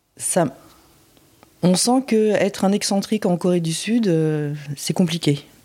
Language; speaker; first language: French; native; French